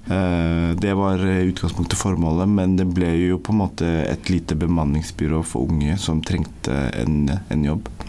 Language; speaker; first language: Norwegian; early bilingual, other home language; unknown